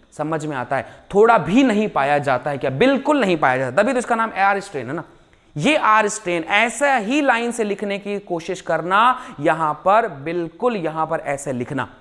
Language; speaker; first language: Hindi; native; Hindi